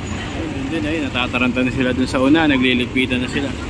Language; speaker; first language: Filipino; native; Filipino